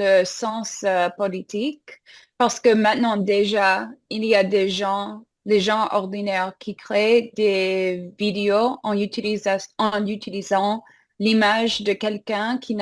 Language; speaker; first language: French; non-native, fluent; English